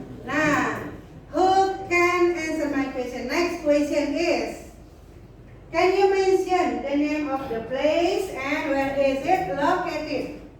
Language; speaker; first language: English; non-native, fluent; Indonesian